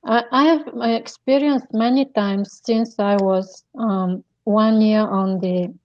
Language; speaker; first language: English; non-native, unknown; Bulgarian